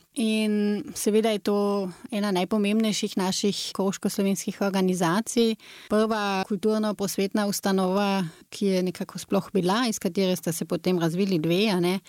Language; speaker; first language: Slovenian; native; Slovenian